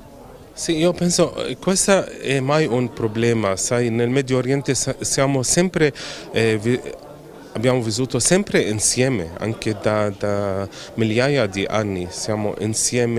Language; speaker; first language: Italian; non-native, fluent; Arabic